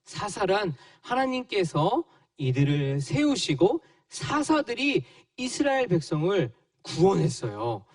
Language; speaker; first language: Korean; native; Korean